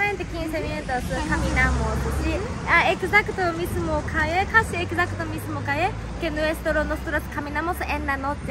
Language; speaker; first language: Spanish; non-native, fluent; Japanese